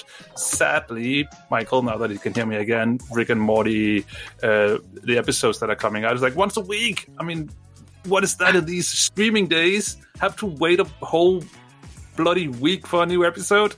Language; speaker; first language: English; non-native, fluent; Danish